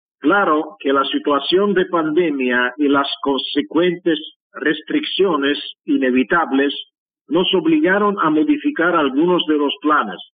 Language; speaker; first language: Spanish; non-native, fluent; Russian